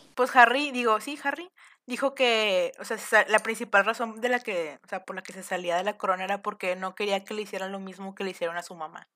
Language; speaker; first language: Spanish; native; Spanish